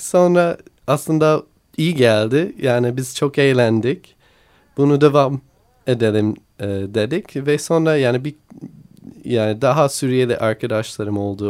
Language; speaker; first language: Turkish; non-native, learner; English